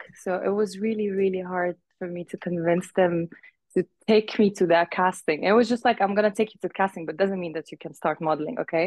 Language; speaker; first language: English; non-native, fluent; Uzbek